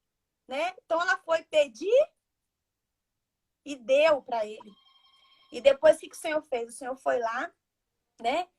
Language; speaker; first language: Portuguese; native; Portuguese